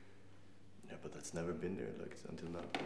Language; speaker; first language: English; non-native, fluent; Danish